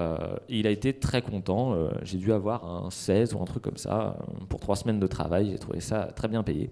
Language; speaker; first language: French; native; French